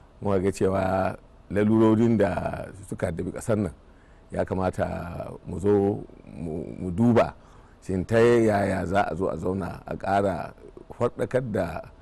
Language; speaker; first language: Hausa; native; Hausa